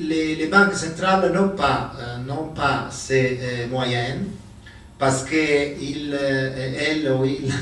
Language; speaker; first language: French; non-native, learner; Italian